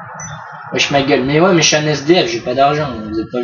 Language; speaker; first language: French; native; French